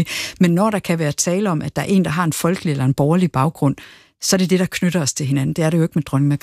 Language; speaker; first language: Danish; native; Danish